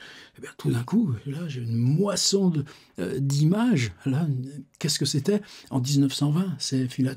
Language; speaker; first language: French; native; French